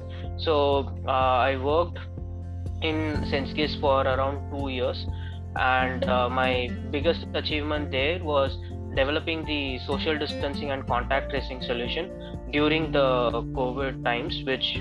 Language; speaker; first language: English; non-native, local second language; Tamil